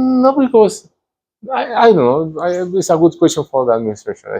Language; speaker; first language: English; non-native, learner; Spanish